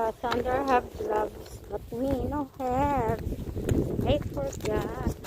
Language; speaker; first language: English; non-native, learner; Filipino